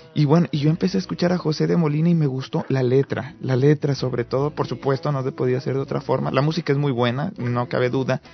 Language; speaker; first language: Spanish; native; Spanish